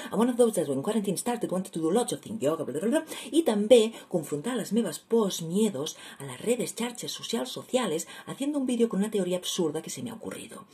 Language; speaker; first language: English; non-native, fluent; Catalan